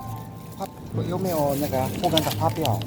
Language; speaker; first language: Chinese; non-native, learner; Japanese